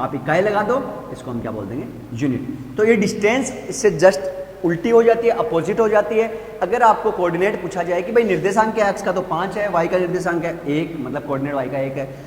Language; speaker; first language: Hindi; native; Hindi